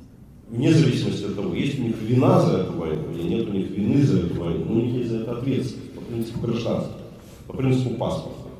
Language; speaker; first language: Russian; native; Russian